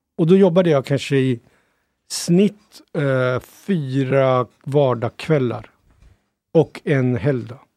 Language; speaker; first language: Swedish; early bilingual, other home language; Punjabi